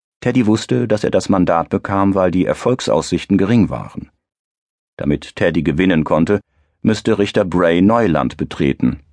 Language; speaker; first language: German; native; German